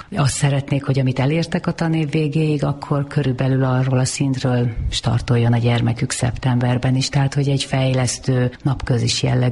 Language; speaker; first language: Hungarian; native; Hungarian